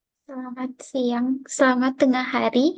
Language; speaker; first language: Indonesian; non-native, learner; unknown